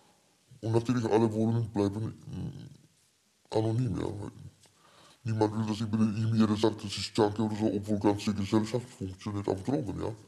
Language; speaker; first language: German; non-native, fluent; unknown